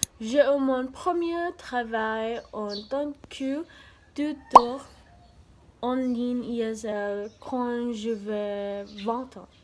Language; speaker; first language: French; non-native, learner; Filipino